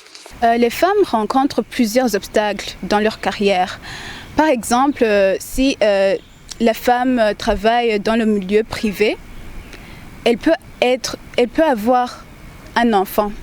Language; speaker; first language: French; non-native, local second language; Rundi